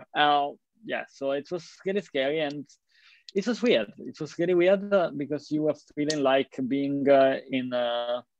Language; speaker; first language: English; non-native, fluent; Italian